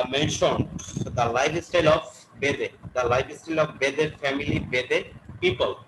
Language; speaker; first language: English; non-native, local second language; Bangla